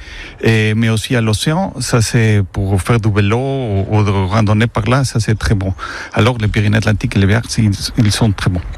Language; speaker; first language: French; non-native, fluent; Spanish